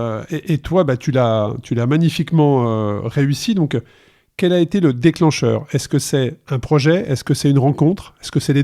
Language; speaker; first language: French; native; French